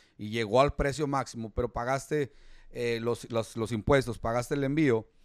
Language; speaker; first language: Spanish; early bilingual, heritage; Spanish